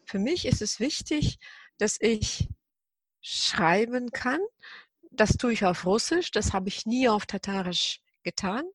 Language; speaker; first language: German; non-native, fluent; Tatar